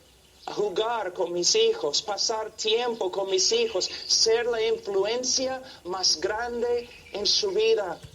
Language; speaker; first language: Spanish; non-native, fluent; English